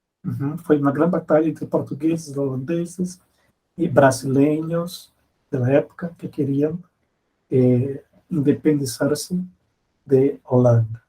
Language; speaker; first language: Spanish; non-native, fluent; Portuguese